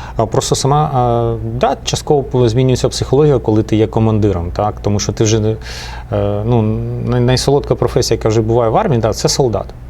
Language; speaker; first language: Ukrainian; non-native, local second language; Russian